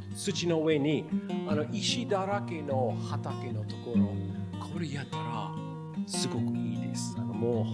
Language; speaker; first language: Japanese; non-native, learner; English